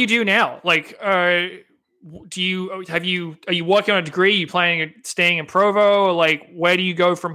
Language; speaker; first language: English; native; English